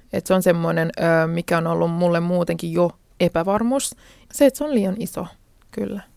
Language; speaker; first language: Finnish; early bilingual, other home language; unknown